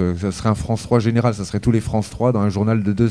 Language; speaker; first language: French; native; French